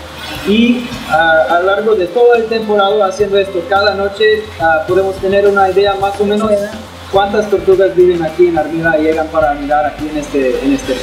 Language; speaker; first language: Spanish; non-native, fluent; English